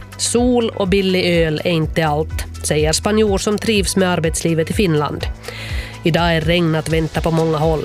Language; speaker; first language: Swedish; native; Swedish